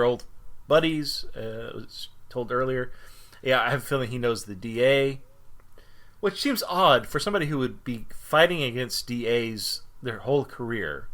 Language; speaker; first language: English; native; English